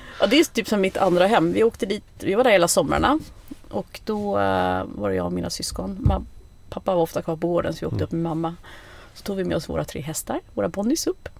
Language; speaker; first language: Swedish; native; Swedish